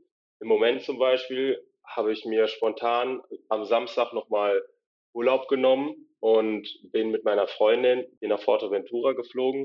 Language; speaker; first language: German; native; German